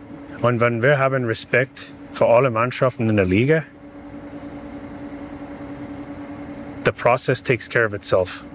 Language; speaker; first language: German; non-native, fluent; English